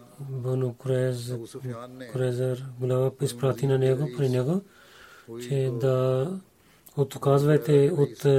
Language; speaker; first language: Bulgarian; non-native, learner; Urdu